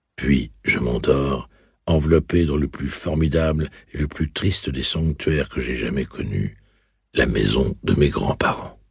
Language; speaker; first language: French; native; French